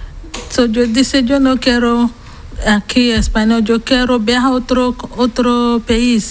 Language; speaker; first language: Spanish; non-native, learner; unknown